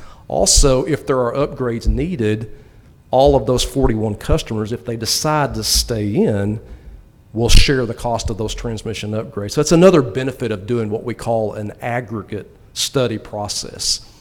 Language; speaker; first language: English; native; English